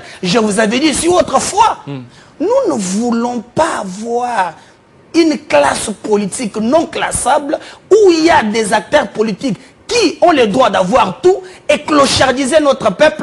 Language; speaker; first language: French; non-native, local second language; Lingala